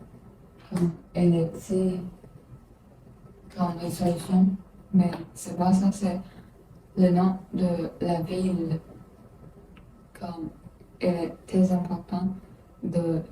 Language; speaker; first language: French; non-native, learner; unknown